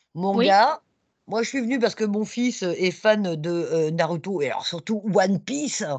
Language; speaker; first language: French; native; French